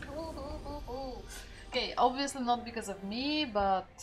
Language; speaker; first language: English; non-native, fluent; Russian